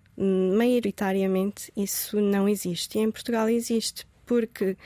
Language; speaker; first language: Portuguese; early bilingual, other home language; Romanian